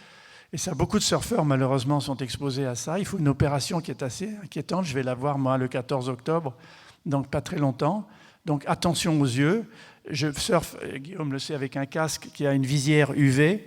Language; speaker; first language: French; native; French